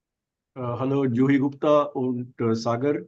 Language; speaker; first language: German; non-native, fluent; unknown